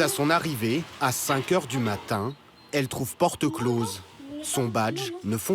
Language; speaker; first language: French; native; French